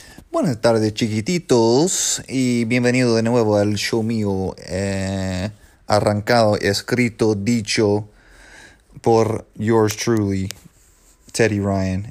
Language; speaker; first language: Spanish; non-native, fluent; English